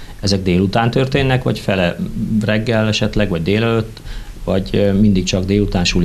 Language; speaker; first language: Hungarian; native; Hungarian